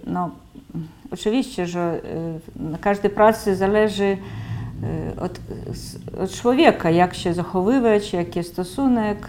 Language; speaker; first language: Polish; early bilingual, heritage; Polish